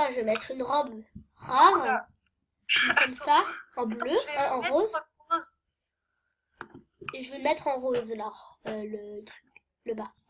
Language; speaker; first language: French; native; French